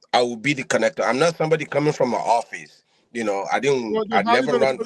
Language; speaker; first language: English; non-native, local second language; Yoruba